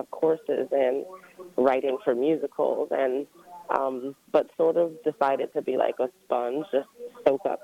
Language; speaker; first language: English; native; English